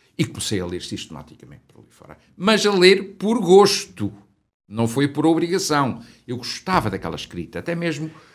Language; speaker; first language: Portuguese; native; Portuguese